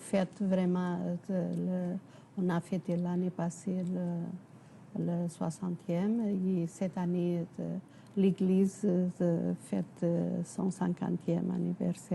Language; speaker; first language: French; non-native, fluent; Portuguese